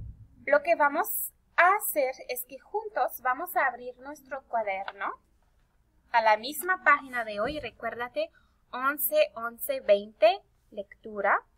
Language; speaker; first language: Spanish; early bilingual, heritage; Spanish